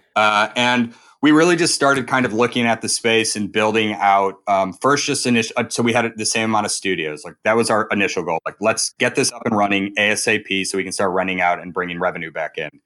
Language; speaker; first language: English; native; English